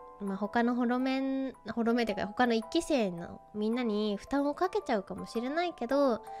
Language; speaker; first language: Japanese; native; Japanese